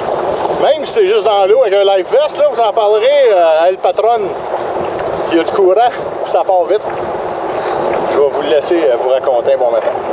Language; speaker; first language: French; native; French